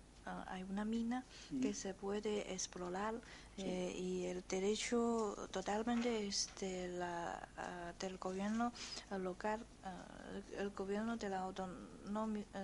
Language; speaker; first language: Spanish; non-native, fluent; Chinese